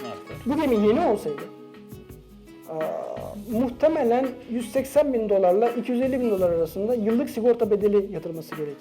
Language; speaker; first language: Turkish; native; Turkish